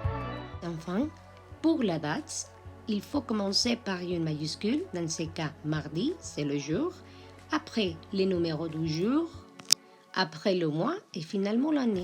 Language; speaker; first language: French; non-native, learner; Spanish